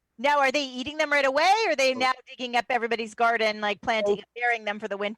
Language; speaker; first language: English; native; English